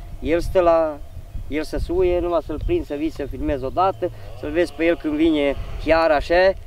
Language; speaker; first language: Romanian; native; Romanian